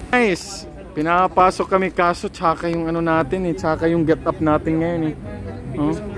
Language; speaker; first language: Filipino; non-native, local second language; Waray